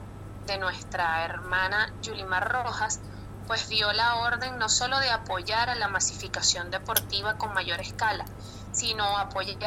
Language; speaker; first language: Spanish; native; Spanish